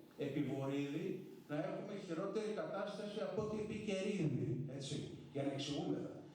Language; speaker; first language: Greek; native; Greek